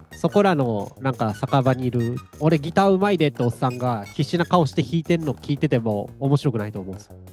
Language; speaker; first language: Japanese; native; Japanese